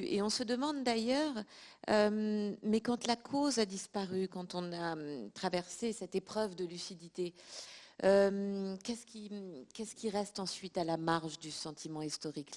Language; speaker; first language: French; native; French